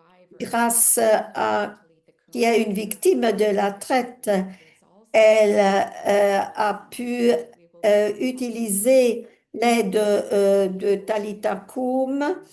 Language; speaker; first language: French; non-native, fluent; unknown